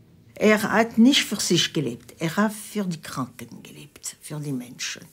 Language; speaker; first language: German; non-native, fluent; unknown